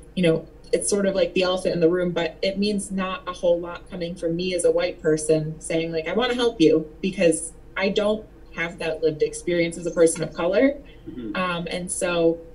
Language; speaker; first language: English; native; English